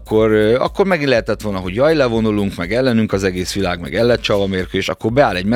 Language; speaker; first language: Hungarian; native; Hungarian